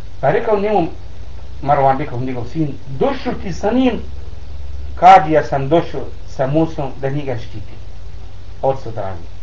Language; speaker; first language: Bosnian; non-native, learner; Arabic